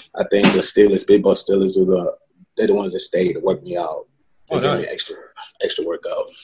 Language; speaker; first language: English; non-native, local second language; Yoruba